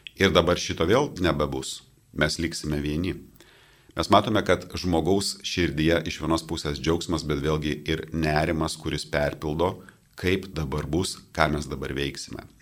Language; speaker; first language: Lithuanian; non-native, local second language; Polish